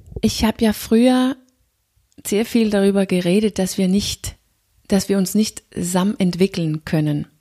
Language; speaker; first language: German; non-native, fluent; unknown